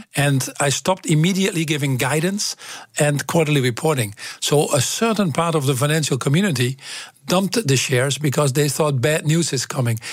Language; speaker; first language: English; non-native, fluent; Dutch